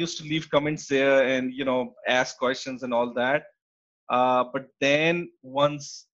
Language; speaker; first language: English; non-native, local second language; Urdu